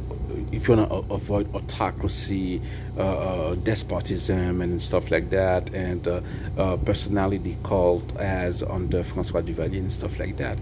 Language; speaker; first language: English; non-native, local second language; Haitian Creole